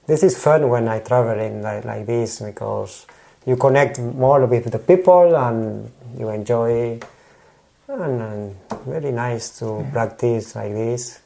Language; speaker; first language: English; non-native, learner; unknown